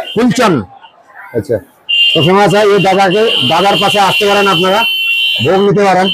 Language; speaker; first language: Hindi; non-native, local second language; Bangla